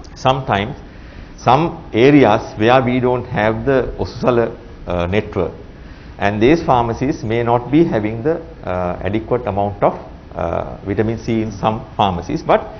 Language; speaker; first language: English; non-native, local second language; Sinhala